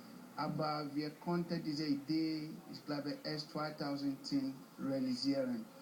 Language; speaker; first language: German; non-native, fluent; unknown